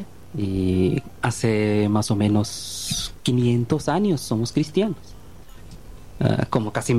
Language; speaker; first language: Spanish; non-native, learner; Bangla